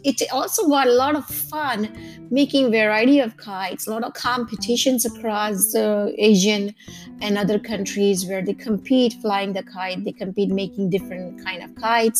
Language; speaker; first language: English; non-native, local second language; Gujarati